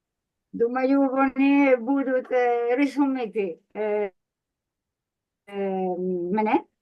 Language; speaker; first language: Ukrainian; non-native, learner; Spanish